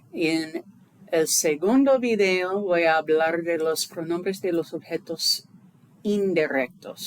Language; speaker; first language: Spanish; non-native, fluent; English